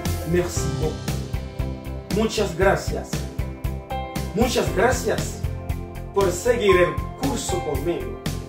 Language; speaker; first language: Spanish; non-native, fluent; Haitian Creole